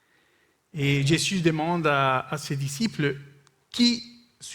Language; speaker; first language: French; non-native, fluent; Spanish